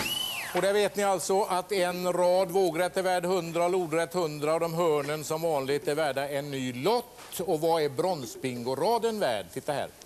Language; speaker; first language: Swedish; native; Swedish